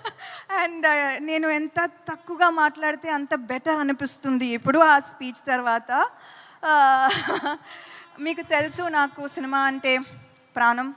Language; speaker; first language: Telugu; non-native, fluent; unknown